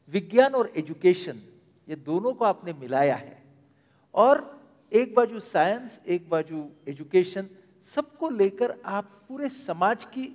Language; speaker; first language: Hindi; non-native, local second language; Marathi